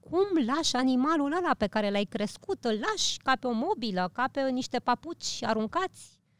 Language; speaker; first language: Romanian; early bilingual, heritage; Romanian